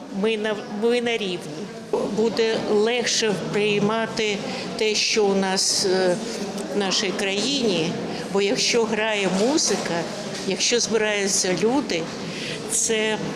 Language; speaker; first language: Ukrainian; non-native, local second language; Russian